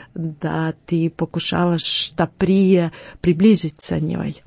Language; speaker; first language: Croatian; non-native, fluent; Ukrainian